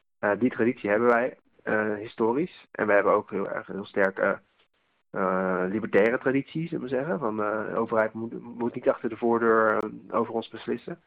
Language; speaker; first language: Dutch; native; Dutch